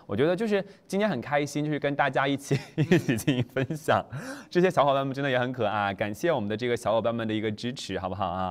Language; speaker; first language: Chinese; native; Chinese